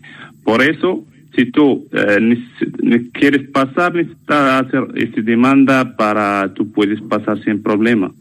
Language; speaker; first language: Spanish; non-native, learner; Arabic